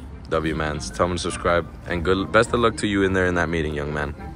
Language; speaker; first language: English; early bilingual, other home language; Spanish